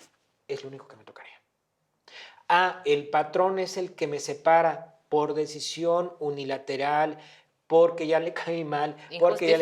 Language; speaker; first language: Spanish; native; Spanish